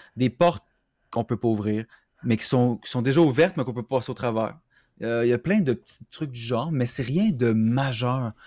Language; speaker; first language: French; native; French